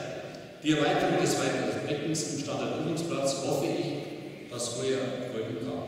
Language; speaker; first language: German; native; German